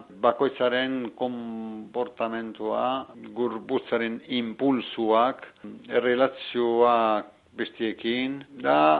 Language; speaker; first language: Basque; non-native, learner; Arabic